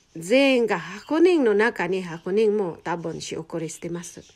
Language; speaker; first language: Japanese; non-native, fluent; Filipino